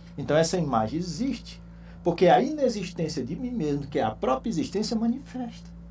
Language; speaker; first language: Portuguese; native; Portuguese